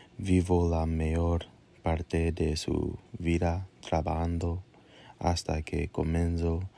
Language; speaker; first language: Spanish; non-native, learner; English